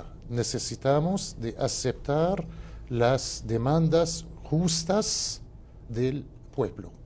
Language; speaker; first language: Spanish; non-native, fluent; Arabic